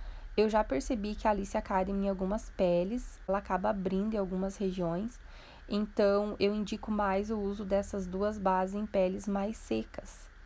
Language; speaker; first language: Portuguese; native; Portuguese